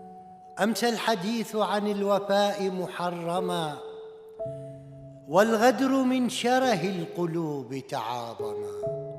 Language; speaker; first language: Arabic; native; Arabic